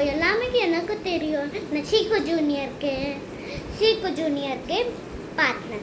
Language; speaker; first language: Tamil; non-native, local second language; Hindi